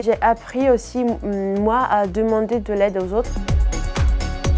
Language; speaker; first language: French; non-native, fluent; Italian